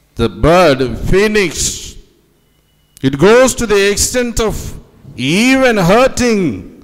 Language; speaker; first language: English; non-native, local second language; Telugu